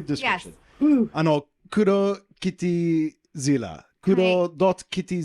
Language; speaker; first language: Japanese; non-native, learner; English